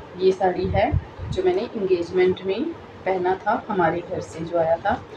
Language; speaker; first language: Hindi; non-native, local second language; Bangla